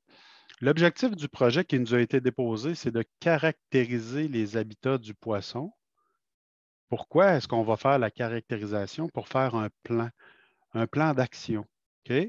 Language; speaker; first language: French; native; French